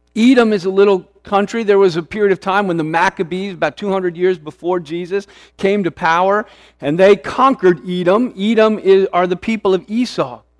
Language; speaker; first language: English; early bilingual, other home language; Swedish